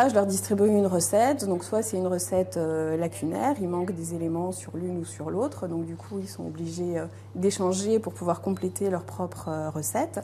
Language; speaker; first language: French; native; French